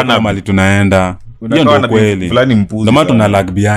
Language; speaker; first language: Swahili; native; Swahili